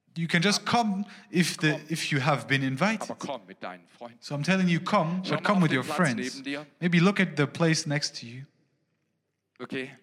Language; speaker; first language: English; non-native, fluent; German